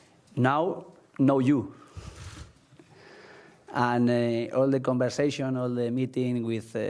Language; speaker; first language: English; non-native, learner; Spanish